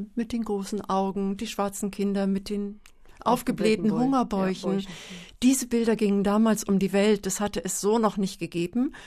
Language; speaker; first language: German; native; German